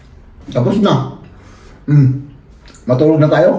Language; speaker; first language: Filipino; non-native, fluent; German